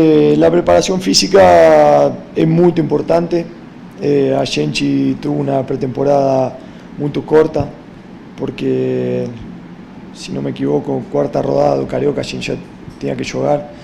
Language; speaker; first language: Portuguese; non-native, fluent; Spanish